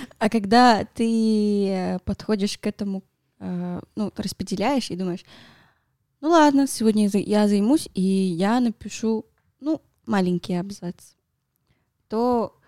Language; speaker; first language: Russian; non-native, fluent; Spanish